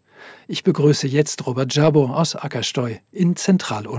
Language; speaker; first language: German; native; German